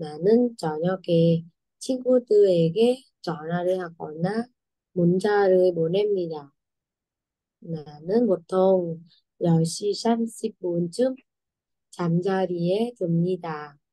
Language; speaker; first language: Korean; non-native, learner; Vietnamese